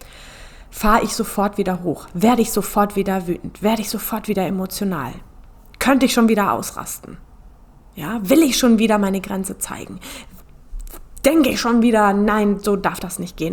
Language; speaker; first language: German; native; German